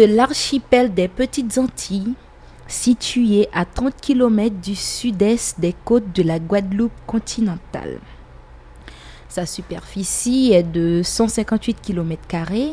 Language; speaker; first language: French; native; French